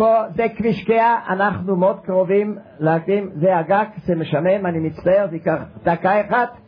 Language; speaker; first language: Hebrew; non-native, fluent; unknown